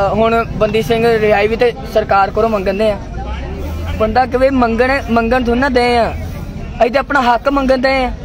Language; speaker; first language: Punjabi; native; Punjabi